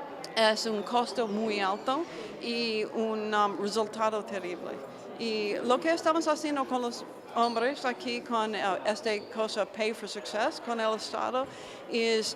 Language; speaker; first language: Spanish; non-native, fluent; English